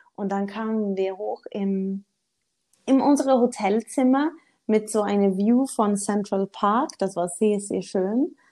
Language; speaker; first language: German; non-native, learner; Swedish